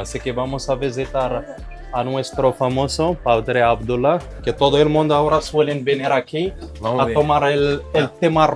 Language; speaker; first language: Spanish; non-native, fluent; Arabic